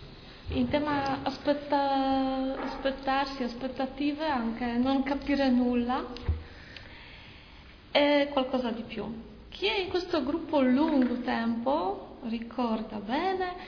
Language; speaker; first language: Italian; non-native, learner; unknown